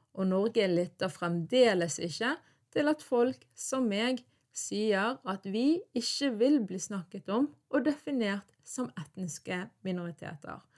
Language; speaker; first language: Norwegian; native; Norwegian